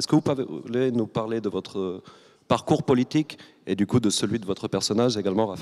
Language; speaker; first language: French; native; French